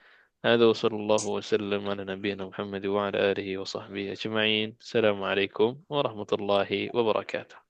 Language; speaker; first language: Arabic; non-native, fluent; Indonesian